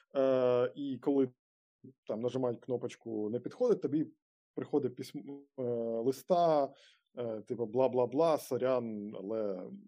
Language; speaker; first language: Ukrainian; non-native, local second language; Russian